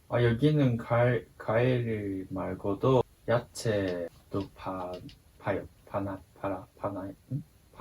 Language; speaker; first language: Korean; non-native, learner; Japanese